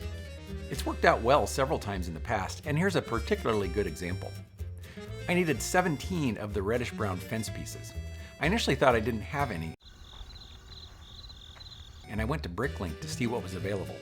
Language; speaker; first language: English; native; English